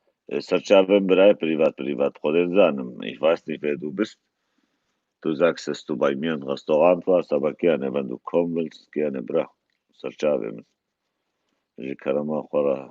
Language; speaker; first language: German; non-native, fluent; Kurdish